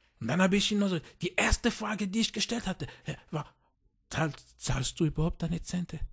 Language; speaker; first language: German; non-native, fluent; French